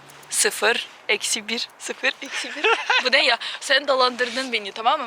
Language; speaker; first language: Turkish; non-native, fluent; Russian